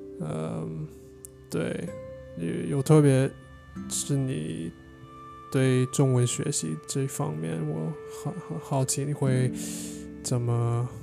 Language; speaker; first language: Chinese; non-native, learner; English